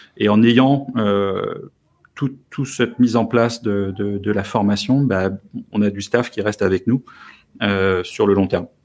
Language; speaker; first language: French; native; French